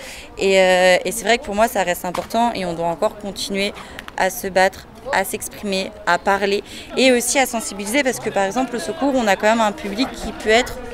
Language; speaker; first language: French; native; French